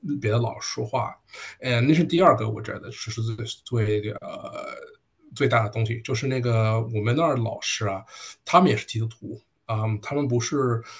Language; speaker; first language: Chinese; early bilingual, heritage; Chinese